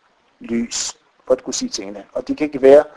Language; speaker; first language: Danish; non-native, fluent; Arabic